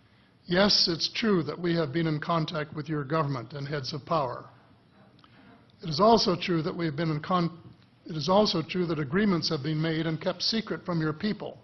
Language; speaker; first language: English; native; English